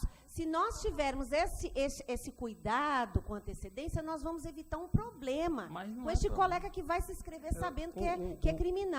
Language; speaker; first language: Portuguese; native; Portuguese